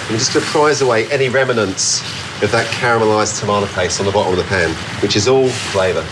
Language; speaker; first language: English; native; English